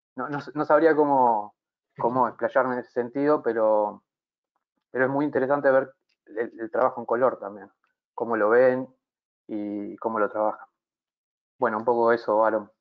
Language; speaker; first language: Spanish; native; Spanish